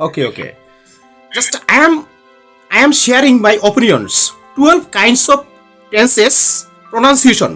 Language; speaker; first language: English; non-native, learner; Bangla